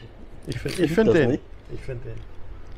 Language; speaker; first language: German; native; German